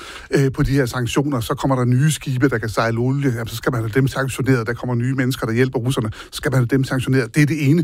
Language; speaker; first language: Danish; native; Danish